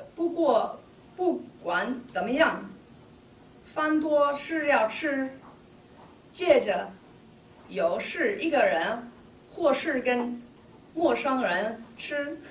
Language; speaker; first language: Chinese; non-native, learner; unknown